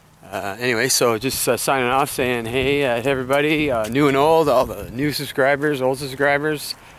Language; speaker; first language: English; native; English